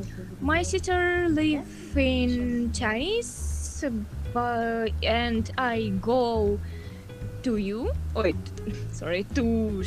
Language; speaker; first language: English; non-native, learner; Russian